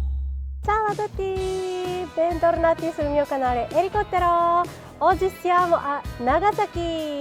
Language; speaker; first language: Italian; non-native, fluent; Japanese